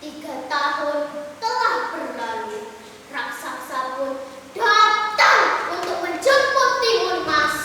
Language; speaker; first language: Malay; non-native, local second language; Javanese